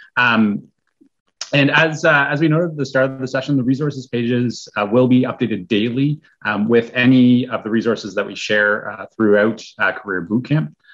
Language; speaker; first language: English; native; English